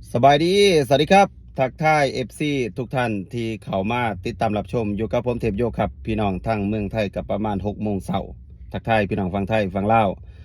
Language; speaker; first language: Thai; native; Thai